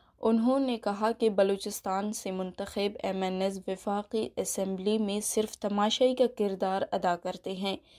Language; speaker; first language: Urdu; non-native, local second language; Baluchi